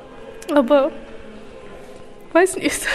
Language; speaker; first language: German; non-native, learner; Ukrainian